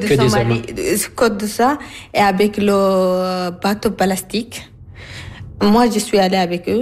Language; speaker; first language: French; non-native, learner; Somali